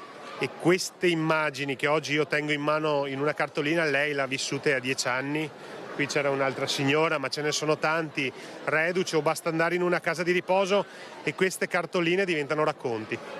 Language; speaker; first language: Italian; native; Italian